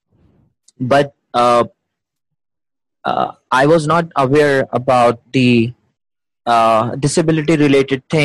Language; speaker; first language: English; non-native, local second language; Hindi